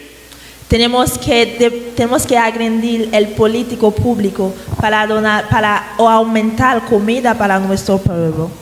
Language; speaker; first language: Spanish; non-native, fluent; Haitian Creole